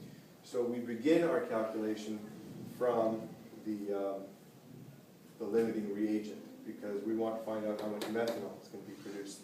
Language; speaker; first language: English; native; English